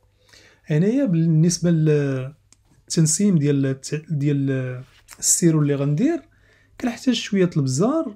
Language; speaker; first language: Arabic; native; Arabic